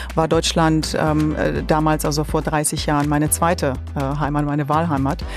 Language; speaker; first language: German; non-native, fluent; Romanian